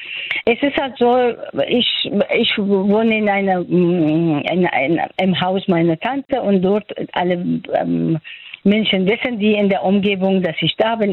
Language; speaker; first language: German; non-native, fluent; Persian